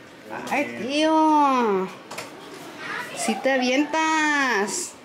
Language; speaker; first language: Spanish; early bilingual, heritage; Spanish